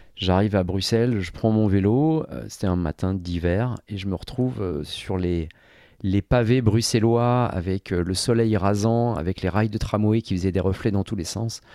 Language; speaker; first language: French; native; French